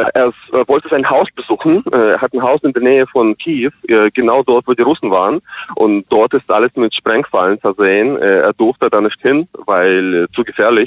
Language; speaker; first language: German; non-native, fluent; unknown